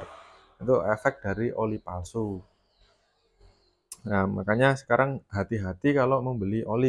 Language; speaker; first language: Indonesian; native; Indonesian